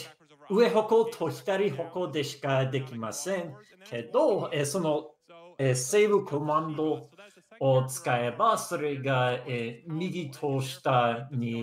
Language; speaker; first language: Japanese; non-native, learner; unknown